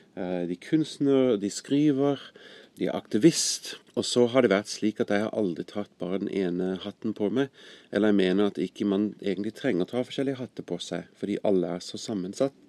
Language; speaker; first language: Norwegian; non-native, fluent; English